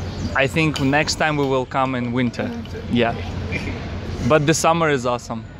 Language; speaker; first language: English; non-native, learner; Russian